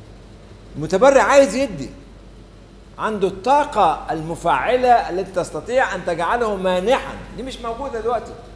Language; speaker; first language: Arabic; native; Arabic